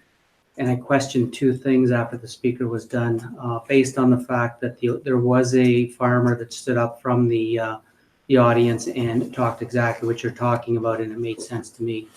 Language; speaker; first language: English; native; English